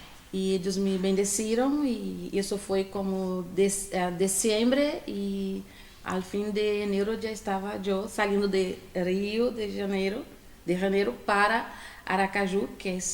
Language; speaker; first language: Spanish; non-native, fluent; Portuguese